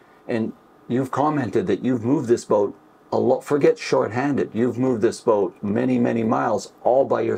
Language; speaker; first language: English; native; English